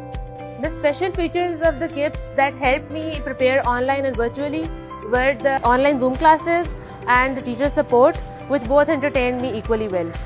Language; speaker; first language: English; non-native, local second language; Urdu